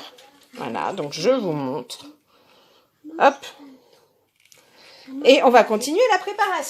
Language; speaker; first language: French; native; French